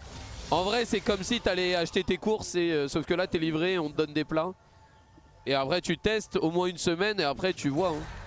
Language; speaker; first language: French; native; French